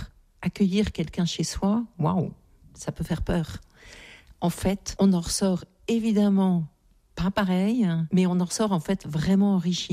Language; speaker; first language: French; native; French